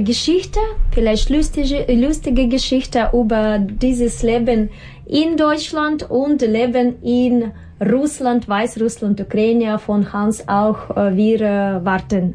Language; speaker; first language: German; non-native, learner; Russian